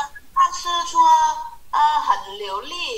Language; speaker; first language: Chinese; non-native, learner; Vietnamese